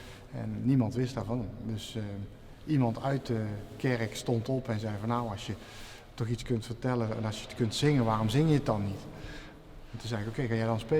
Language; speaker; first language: Dutch; native; Dutch